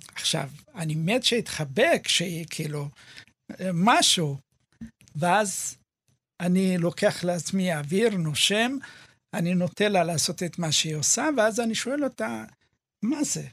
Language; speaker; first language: Hebrew; early bilingual, other home language; Amharic